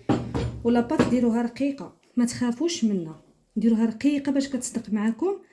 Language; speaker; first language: Arabic; native; Arabic